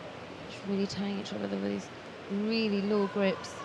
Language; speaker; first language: English; native; English